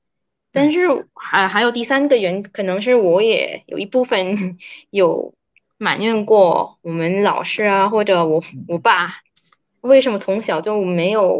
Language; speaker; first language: Chinese; early bilingual, heritage; Chinese